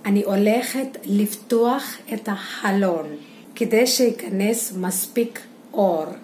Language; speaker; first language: Hebrew; non-native, fluent; Malayalam